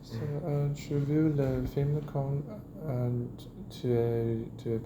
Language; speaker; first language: French; non-native, learner; Chinese